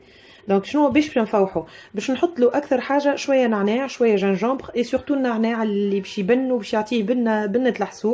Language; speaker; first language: Arabic; native; Arabic